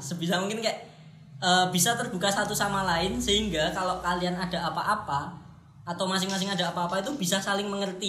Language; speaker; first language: Indonesian; native; Indonesian